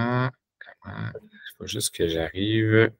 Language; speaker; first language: French; native; French